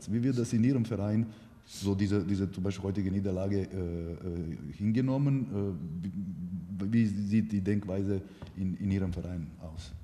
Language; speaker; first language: German; non-native, fluent; Serbian